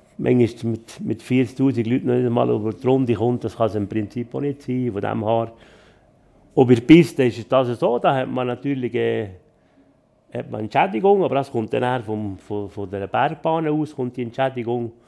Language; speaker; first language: German; native; German